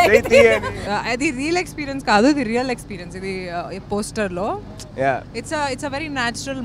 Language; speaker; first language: Telugu; non-native, fluent; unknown